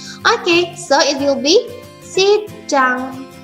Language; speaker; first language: English; non-native, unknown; Indonesian